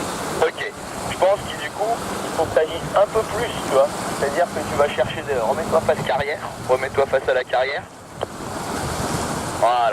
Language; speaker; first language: French; native; French